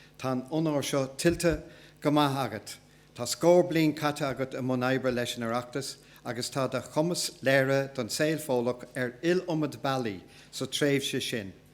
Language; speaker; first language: Irish; non-native, local second language; English